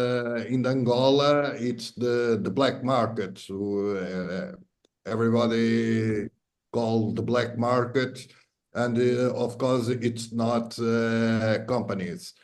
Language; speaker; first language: English; non-native, fluent; Portuguese